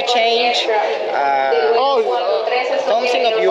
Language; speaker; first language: English; non-native, fluent; Spanish